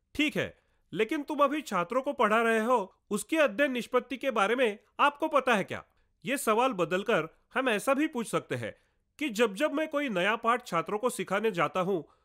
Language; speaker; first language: Hindi; non-native, local second language; Marathi